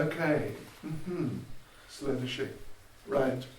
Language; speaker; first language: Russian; non-native, learner; English